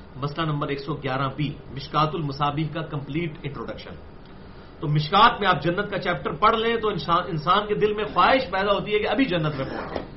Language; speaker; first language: Urdu; non-native, local second language; Punjabi